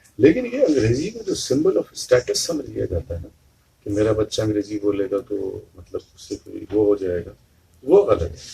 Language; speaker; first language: Urdu; native; Urdu